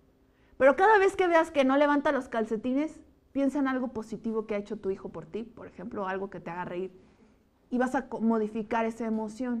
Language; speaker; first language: Spanish; native; Spanish